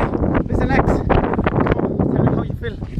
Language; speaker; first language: English; non-native, learner; Greek